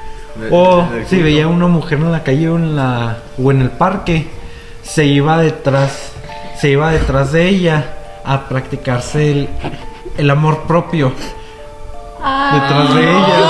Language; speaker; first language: Spanish; native; Spanish